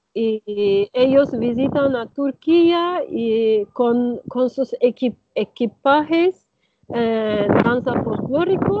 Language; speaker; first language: Spanish; non-native, learner; Turkish